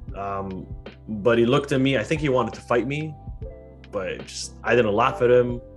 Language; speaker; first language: English; early bilingual, other home language; Arabic